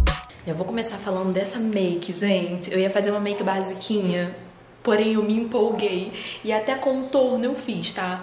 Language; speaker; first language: Portuguese; native; Portuguese